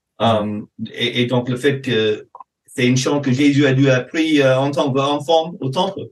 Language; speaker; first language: French; non-native, fluent; English